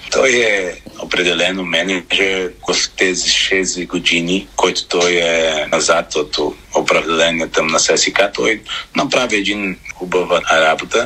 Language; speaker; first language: Bulgarian; non-native, learner; Portuguese